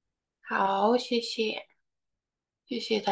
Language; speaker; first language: Chinese; non-native, learner; Indonesian